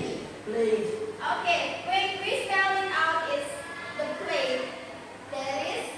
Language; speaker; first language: English; non-native, learner; Indonesian